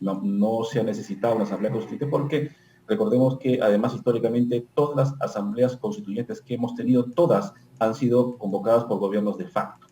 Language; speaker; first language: Spanish; native; Spanish